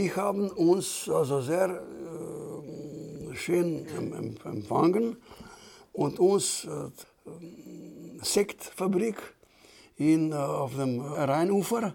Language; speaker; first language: German; non-native, fluent; Slovenian